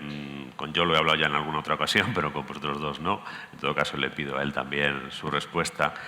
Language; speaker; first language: Spanish; native; Spanish